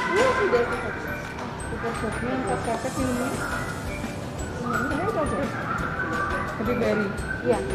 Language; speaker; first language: Indonesian; native; Indonesian